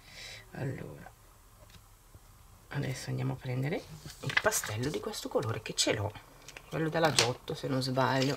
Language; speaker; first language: Italian; native; Italian